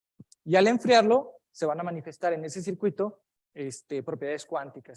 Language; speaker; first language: Spanish; native; Spanish